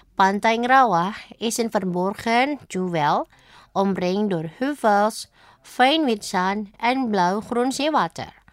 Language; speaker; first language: Dutch; non-native, fluent; Indonesian